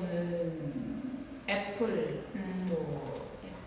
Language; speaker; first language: Korean; non-native, learner; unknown